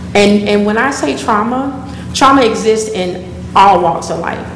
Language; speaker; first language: English; native; English